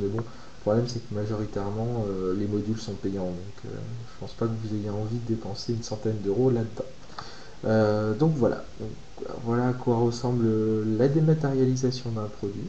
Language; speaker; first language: French; native; French